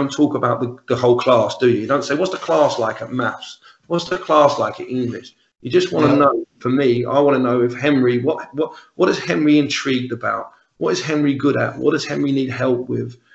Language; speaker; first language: English; native; English